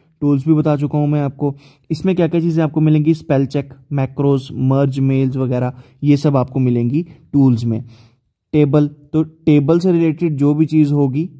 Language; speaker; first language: Hindi; native; Hindi